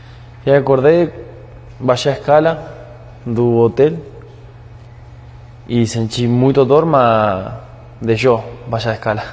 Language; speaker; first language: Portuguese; non-native, learner; Spanish